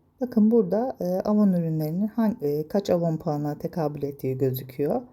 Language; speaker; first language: Turkish; native; Turkish